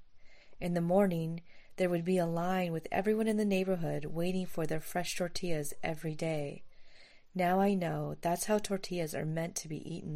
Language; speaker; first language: English; native; English